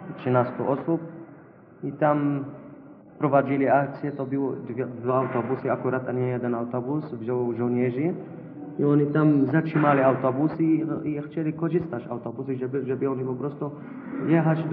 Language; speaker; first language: Polish; non-native, learner; Arabic